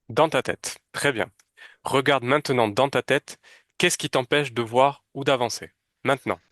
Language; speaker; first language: French; native; French